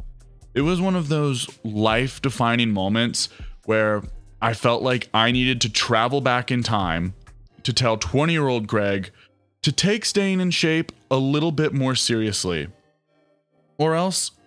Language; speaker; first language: English; native; English